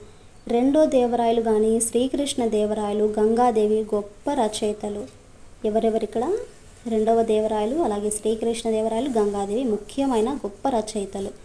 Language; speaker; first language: Telugu; native; Telugu